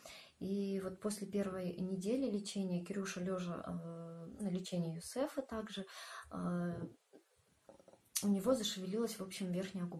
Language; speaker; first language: Russian; native; Russian